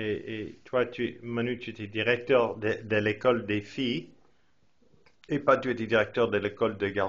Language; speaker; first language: French; non-native, fluent; English